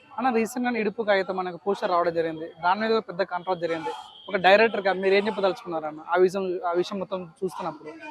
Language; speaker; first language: Telugu; native; Telugu